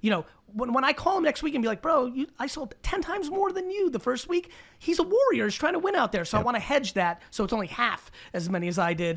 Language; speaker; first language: English; early bilingual, other home language; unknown